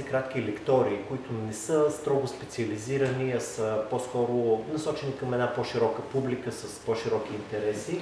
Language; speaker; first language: Bulgarian; native; Bulgarian